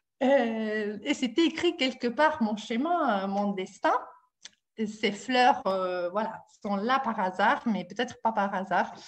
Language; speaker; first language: French; non-native, fluent; Italian